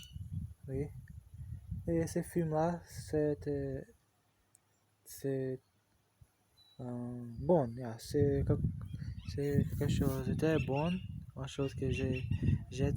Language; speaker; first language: French; non-native, learner; Portuguese